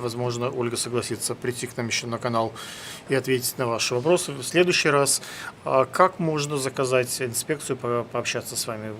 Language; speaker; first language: Russian; native; Russian